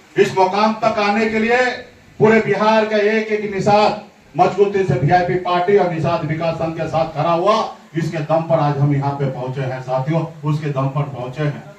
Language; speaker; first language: Hindi; native; Hindi